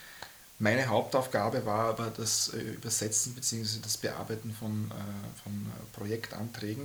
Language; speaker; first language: German; native; German